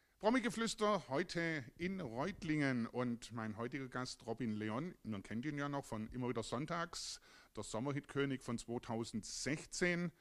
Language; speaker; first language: German; native; German